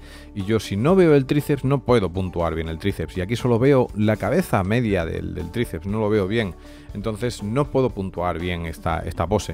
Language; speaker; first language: Spanish; native; Spanish